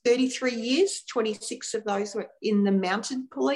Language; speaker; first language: English; native; English